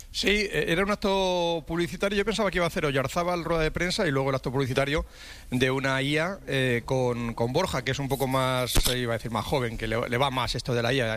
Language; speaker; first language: Spanish; native; Spanish